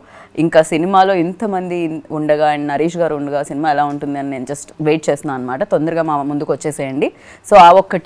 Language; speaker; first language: Telugu; native; Telugu